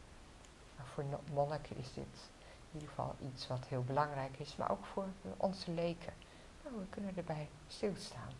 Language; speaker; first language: Dutch; native; Dutch